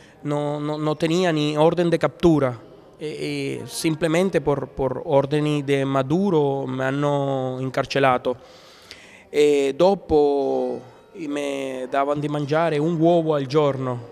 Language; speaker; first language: Italian; non-native, learner; Spanish